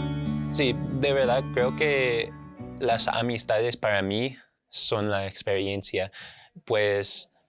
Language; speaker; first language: Spanish; non-native, fluent; English